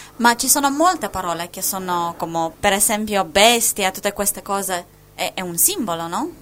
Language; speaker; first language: Italian; non-native, fluent; Spanish